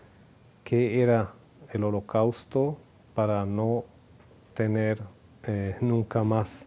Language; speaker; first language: Spanish; non-native, fluent; Hebrew